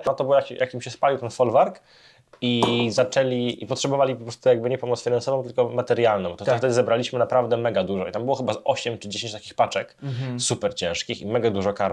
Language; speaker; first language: Polish; native; Polish